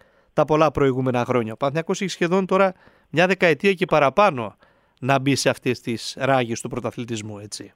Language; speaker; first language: Greek; native; Greek